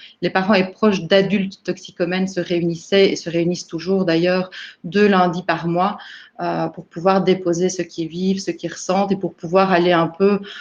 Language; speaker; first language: French; native; French